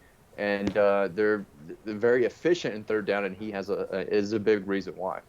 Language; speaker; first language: English; native; English